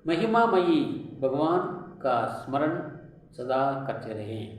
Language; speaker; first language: Hindi; non-native, local second language; Tamil